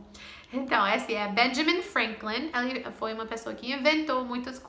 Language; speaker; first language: Portuguese; non-native, fluent; English